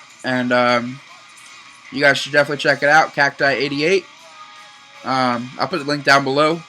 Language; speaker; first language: English; native; English